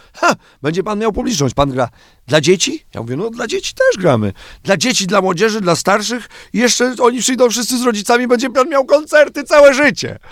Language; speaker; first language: Polish; native; Polish